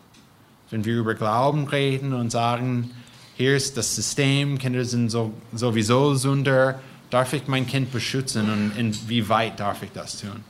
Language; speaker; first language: German; non-native, fluent; English